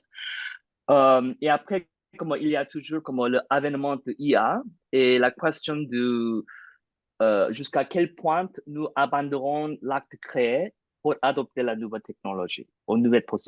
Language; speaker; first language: French; non-native, fluent; English